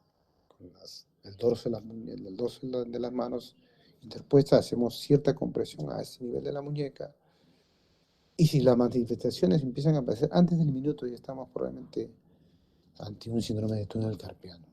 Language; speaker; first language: Spanish; native; Spanish